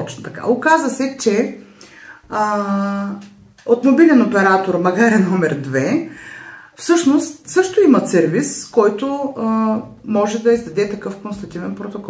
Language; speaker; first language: Bulgarian; native; Bulgarian